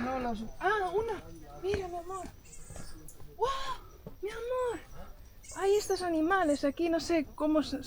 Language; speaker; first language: Spanish; non-native, fluent; Portuguese